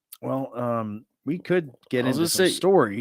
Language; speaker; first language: English; native; English